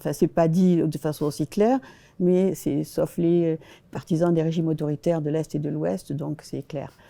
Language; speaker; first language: French; early bilingual, other home language; Spanish